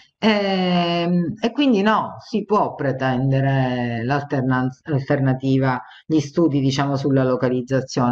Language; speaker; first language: Italian; native; Italian